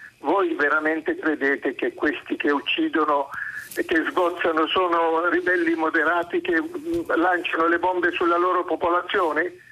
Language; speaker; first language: Italian; non-native, fluent; Arabic